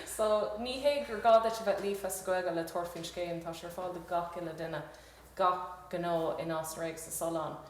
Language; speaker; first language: Irish; non-native, local second language; English